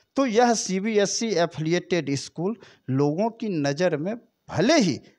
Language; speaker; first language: Hindi; native; Hindi